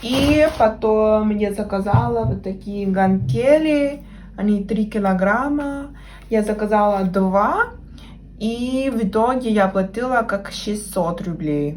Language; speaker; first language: Russian; non-native, fluent; Spanish